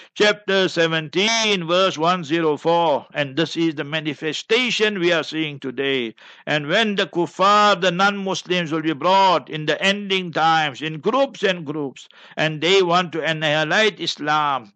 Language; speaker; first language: English; native; English